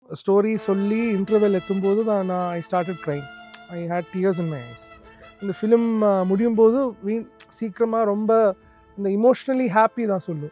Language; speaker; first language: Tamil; non-native, learner; Malayalam